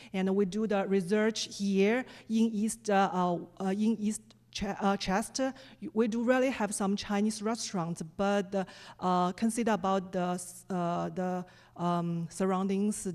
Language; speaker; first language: English; non-native, fluent; Chinese